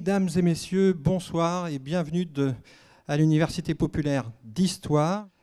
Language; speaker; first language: French; native; French